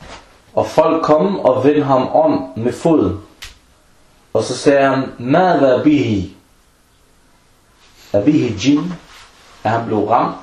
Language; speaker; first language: Danish; non-native, fluent; Arabic